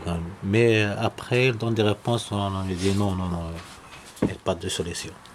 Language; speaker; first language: French; non-native, learner; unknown